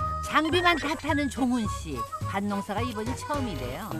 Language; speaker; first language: Korean; native; Korean